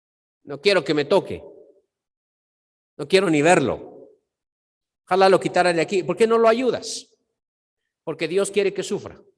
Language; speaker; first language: Spanish; native; Spanish